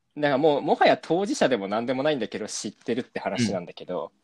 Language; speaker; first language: Japanese; native; Japanese